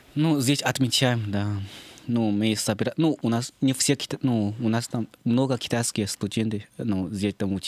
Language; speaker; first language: Russian; non-native, learner; Chinese